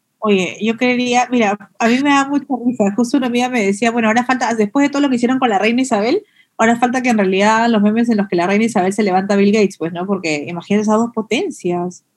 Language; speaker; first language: Spanish; native; Spanish